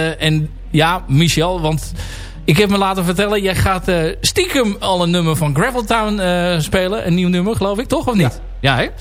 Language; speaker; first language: Dutch; native; Dutch